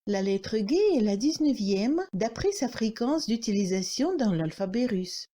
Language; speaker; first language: French; non-native, fluent; Russian